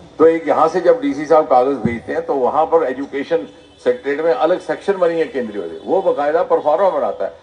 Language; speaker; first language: Hindi; non-native, local second language; Dogri